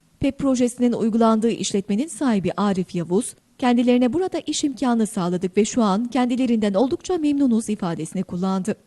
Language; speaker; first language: Turkish; native; Turkish